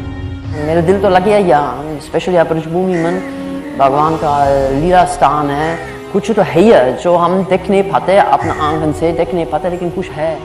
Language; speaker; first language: Hindi; non-native, fluent; German